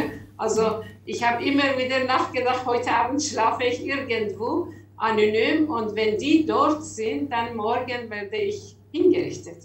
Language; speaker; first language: German; non-native, learner; Persian